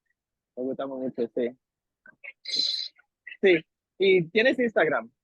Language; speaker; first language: Spanish; early bilingual, heritage; Spanish